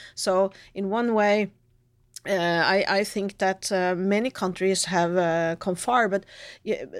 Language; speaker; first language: English; non-native, fluent; Norwegian